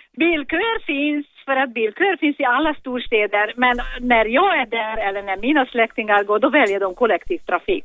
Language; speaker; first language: Swedish; non-native, fluent; Hungarian